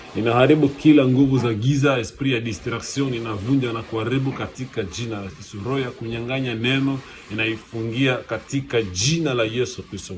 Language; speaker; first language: Swahili; native; Swahili